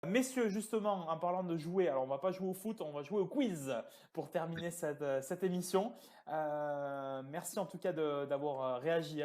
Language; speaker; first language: French; native; French